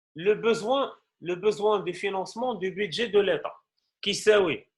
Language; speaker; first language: French; non-native, local second language; Arabic